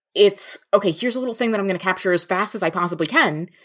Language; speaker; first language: English; native; English